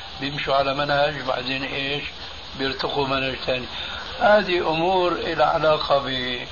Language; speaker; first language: Arabic; early bilingual, other home language; Albanian